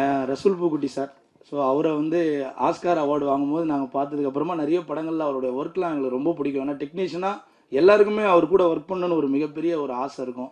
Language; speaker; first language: Tamil; native; Tamil